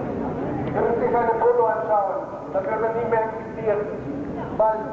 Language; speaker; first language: German; non-native, fluent; Spanish